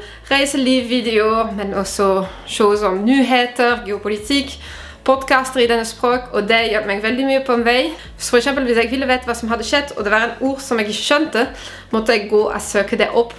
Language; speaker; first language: Norwegian; non-native, fluent; French